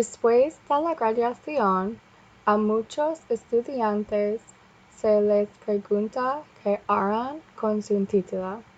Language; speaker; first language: Spanish; non-native, learner; English